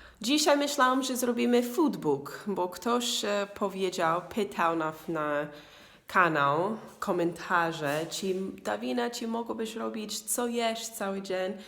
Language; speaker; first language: Polish; non-native, learner; English